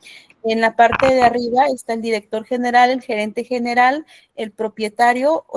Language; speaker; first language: Spanish; native; Spanish